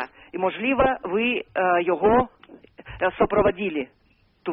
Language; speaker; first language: Ukrainian; non-native, learner; Russian